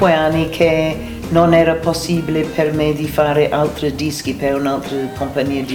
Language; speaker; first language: Italian; non-native, learner; English